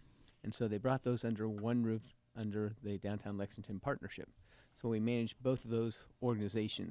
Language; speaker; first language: English; native; English